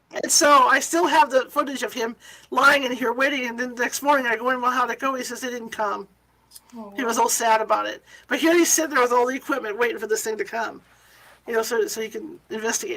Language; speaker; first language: English; native; English